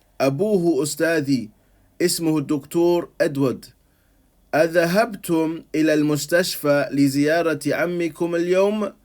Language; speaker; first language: Arabic; non-native, fluent; English